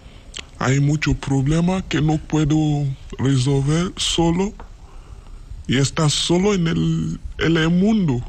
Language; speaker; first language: Spanish; non-native, learner; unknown